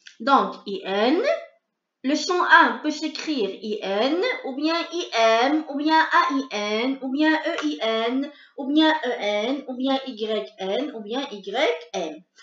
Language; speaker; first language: French; non-native, local second language; Arabic